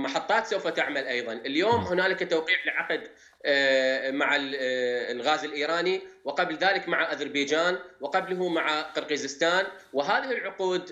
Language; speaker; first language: Arabic; native; Arabic